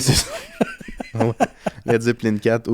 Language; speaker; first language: French; native; French